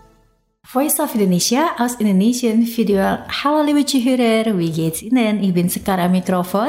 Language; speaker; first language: German; non-native, fluent; Indonesian